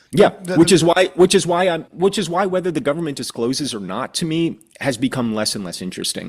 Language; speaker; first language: English; native; English